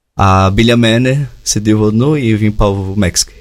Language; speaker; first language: Ukrainian; non-native, learner; Portuguese